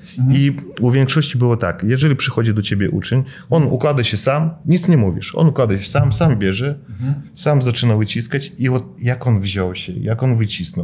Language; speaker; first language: Polish; non-native, fluent; Russian